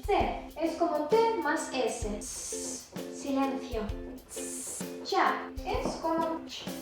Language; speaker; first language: Spanish; non-native, fluent; Russian